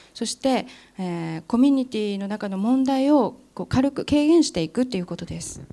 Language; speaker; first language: Japanese; native; Japanese